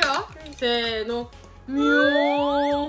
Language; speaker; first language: Japanese; native; Japanese